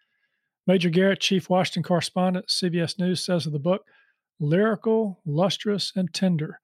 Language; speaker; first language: English; native; English